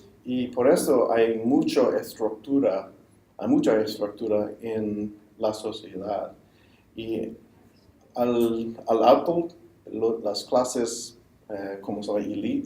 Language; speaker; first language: Spanish; non-native, fluent; English